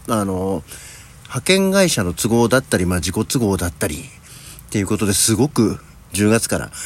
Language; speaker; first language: Japanese; native; Japanese